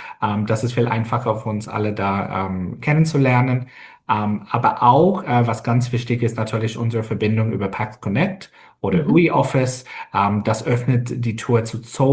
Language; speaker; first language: German; non-native, fluent; English